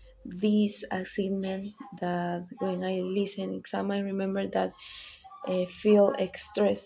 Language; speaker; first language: English; non-native, learner; Spanish